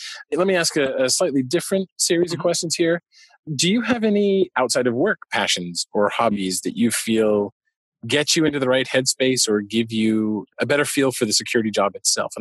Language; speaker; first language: English; native; English